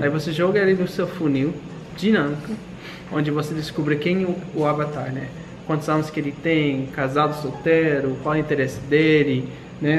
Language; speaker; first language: Portuguese; non-native, fluent; English